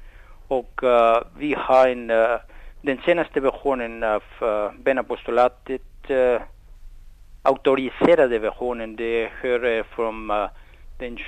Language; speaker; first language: Swedish; non-native, fluent; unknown